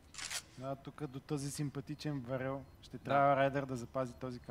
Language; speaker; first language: Bulgarian; native; Bulgarian